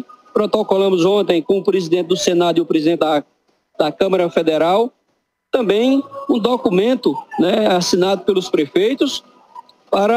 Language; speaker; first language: Portuguese; native; Portuguese